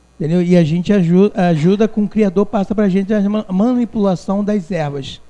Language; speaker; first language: Portuguese; non-native, local second language; Guarani